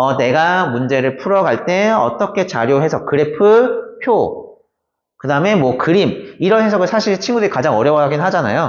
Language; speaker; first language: Korean; native; Korean